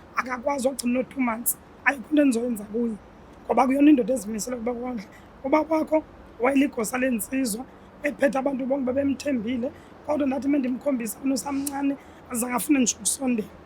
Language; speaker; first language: Zulu; non-native, local second language; Xhosa